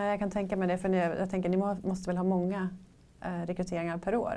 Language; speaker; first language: Swedish; native; Swedish